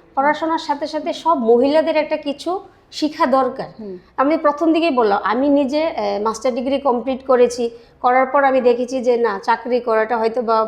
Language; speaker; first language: Bangla; native; Bangla